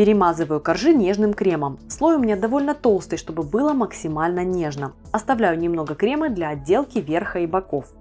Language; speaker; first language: Russian; native; Russian